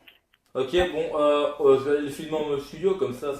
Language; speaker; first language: French; native; French